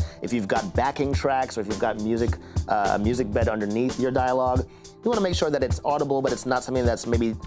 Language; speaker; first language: English; native; English